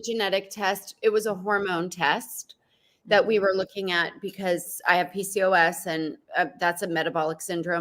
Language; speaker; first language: English; native; English